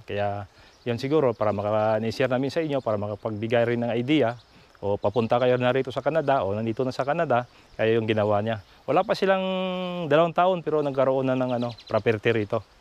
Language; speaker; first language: Filipino; non-native, local second language; Cebuano